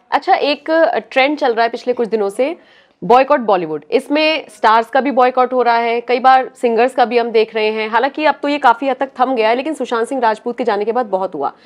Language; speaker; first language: Hindi; native; Hindi